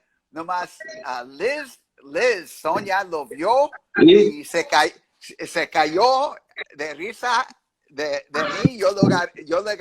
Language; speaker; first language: Spanish; early bilingual, heritage; English